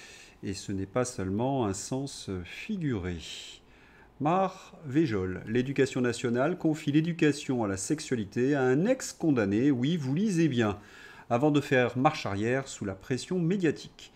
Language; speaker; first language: French; native; French